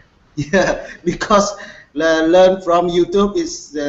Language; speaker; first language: English; non-native, learner; Vietnamese